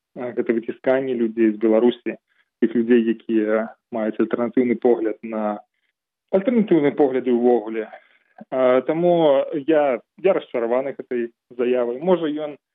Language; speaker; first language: Belarusian; non-native, local second language; Russian